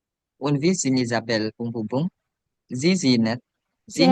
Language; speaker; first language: German; non-native, learner; Indonesian